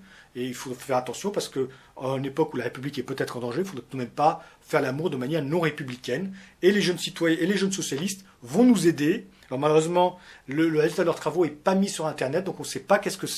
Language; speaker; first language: French; native; French